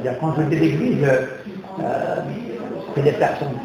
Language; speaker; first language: French; non-native, local second language; Kabyle